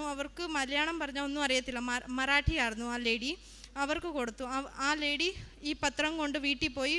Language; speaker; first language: Malayalam; early bilingual, heritage; Malayalam